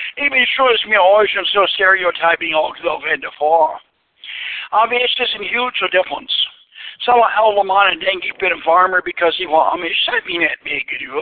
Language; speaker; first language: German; early bilingual, heritage; Pennsylvania German